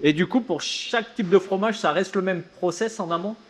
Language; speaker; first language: French; native; French